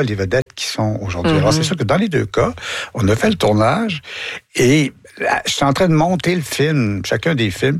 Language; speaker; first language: French; native; French